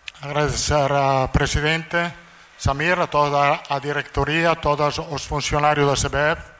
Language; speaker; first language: Portuguese; non-native, learner; Italian